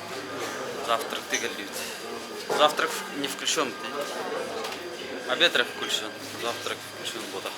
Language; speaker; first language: Russian; non-native, local second language; Yakut